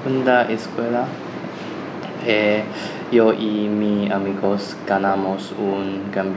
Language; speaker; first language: Spanish; non-native, learner; Chinese